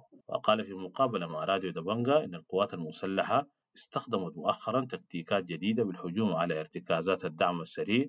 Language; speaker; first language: Arabic; native; Arabic